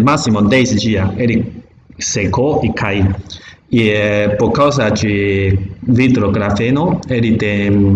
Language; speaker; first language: Portuguese; non-native, learner; Chinese